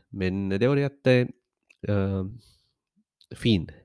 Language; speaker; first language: Swedish; non-native, learner; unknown